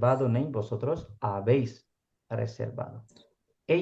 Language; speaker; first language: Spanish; non-native, fluent; Urdu